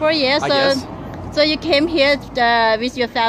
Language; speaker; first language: English; non-native, local second language; Thai